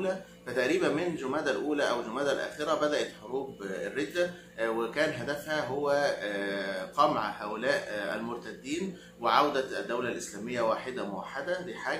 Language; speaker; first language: Arabic; native; Arabic